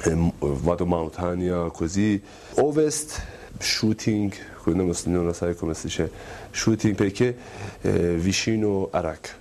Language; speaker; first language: Italian; non-native, learner; Persian